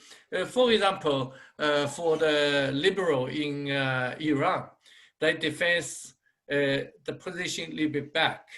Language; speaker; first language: English; non-native, fluent; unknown